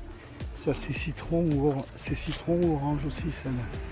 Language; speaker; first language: French; native; French